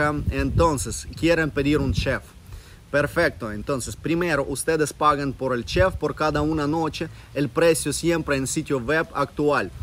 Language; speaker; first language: Spanish; non-native, fluent; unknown